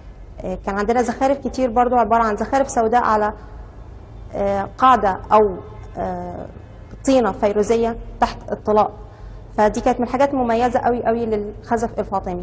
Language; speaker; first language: Arabic; native; Arabic